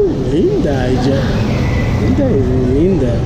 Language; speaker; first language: Spanish; non-native, learner; Haitian Creole